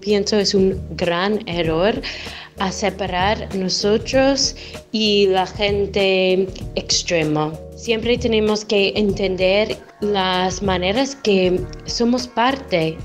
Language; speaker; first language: Spanish; non-native, fluent; English